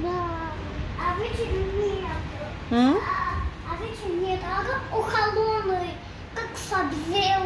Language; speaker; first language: Russian; early bilingual, other home language; Tajik